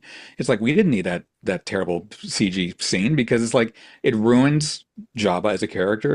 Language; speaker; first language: English; native; English